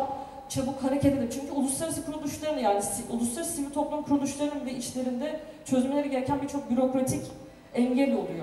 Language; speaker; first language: Turkish; native; Turkish